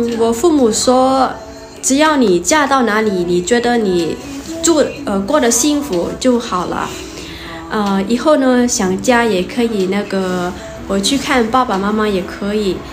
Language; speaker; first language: Chinese; non-native, fluent; Lao